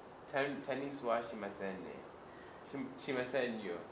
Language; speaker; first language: Japanese; non-native, learner; English